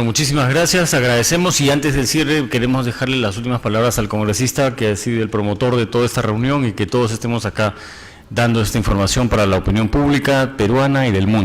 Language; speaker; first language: Spanish; native; Spanish